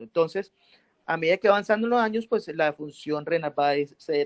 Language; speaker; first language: Spanish; native; Spanish